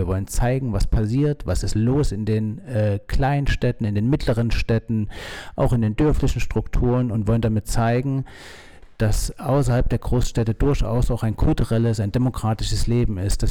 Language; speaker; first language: German; native; German